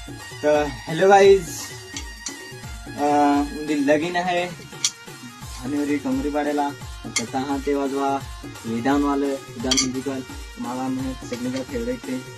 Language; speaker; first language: Marathi; non-native, local second language; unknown